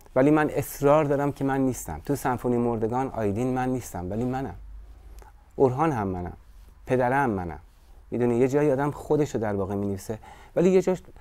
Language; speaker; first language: Persian; native; Persian